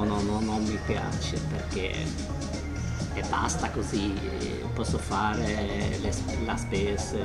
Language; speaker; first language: Italian; non-native, learner; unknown